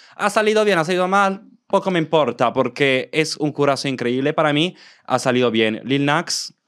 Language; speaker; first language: Spanish; non-native, fluent; Italian